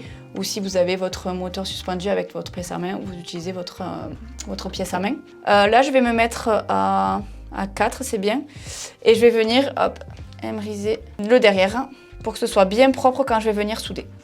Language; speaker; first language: French; native; French